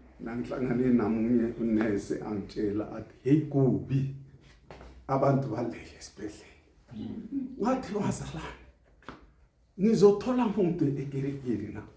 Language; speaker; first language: Zulu; non-native, local second language; South Ndebele